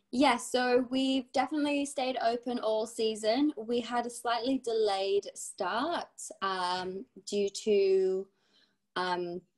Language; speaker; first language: English; native; English